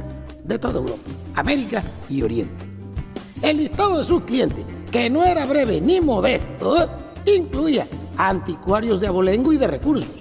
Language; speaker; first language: Spanish; native; Spanish